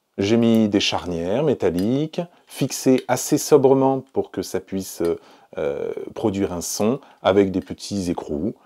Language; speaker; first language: French; native; French